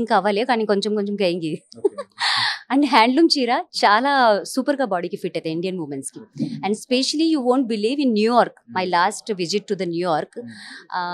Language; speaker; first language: Telugu; non-native, local second language; Hindi